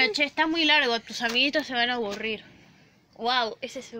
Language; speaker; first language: Spanish; native; Spanish